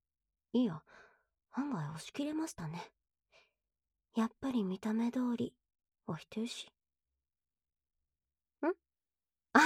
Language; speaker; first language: Japanese; native; Japanese